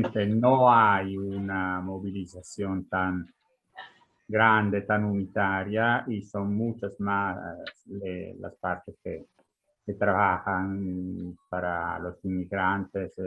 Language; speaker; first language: Spanish; non-native, fluent; Italian